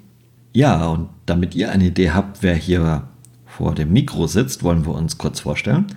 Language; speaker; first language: German; native; German